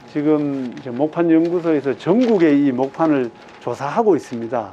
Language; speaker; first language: Korean; native; Korean